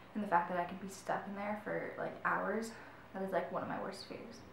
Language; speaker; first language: English; native; English